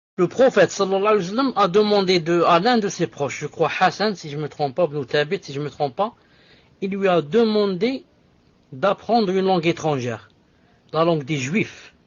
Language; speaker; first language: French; non-native, local second language; Arabic